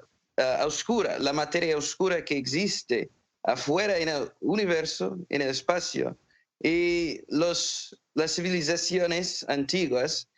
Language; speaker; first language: Spanish; non-native, fluent; English